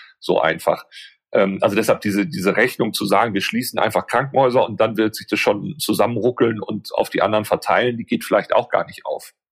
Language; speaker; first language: German; native; German